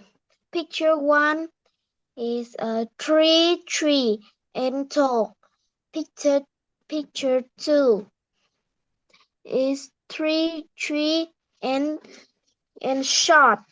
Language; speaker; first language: English; non-native, learner; Vietnamese